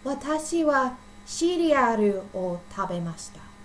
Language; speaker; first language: Japanese; non-native, learner; English